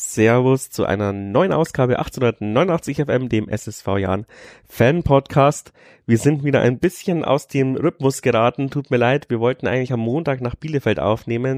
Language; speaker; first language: German; native; German